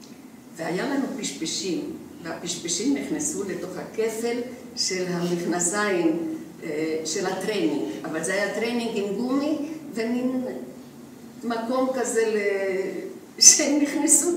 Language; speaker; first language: Hebrew; non-native, fluent; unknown